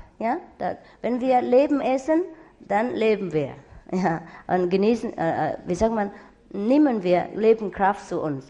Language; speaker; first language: German; non-native, learner; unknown